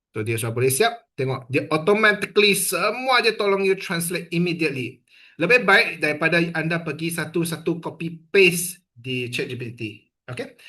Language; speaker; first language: Malay; non-native, local second language; Chinese